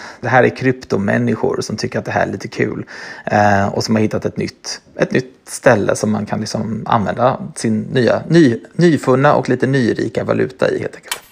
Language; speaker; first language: Swedish; native; Swedish